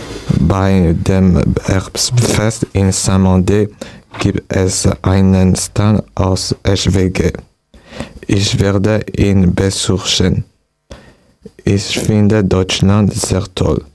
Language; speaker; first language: German; non-native, learner; French